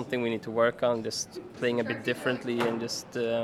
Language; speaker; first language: English; non-native, fluent; Swedish